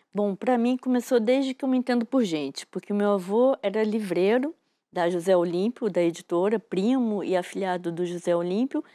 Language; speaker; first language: Portuguese; native; Portuguese